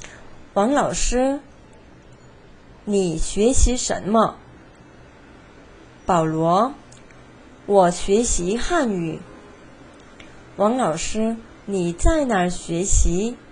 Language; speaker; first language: Chinese; non-native, fluent; Korean